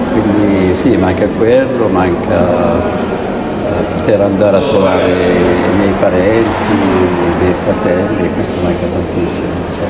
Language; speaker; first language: Italian; non-native, fluent; Arabic